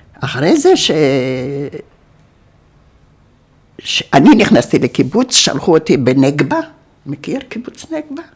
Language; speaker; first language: Hebrew; early bilingual, other home language; Yiddish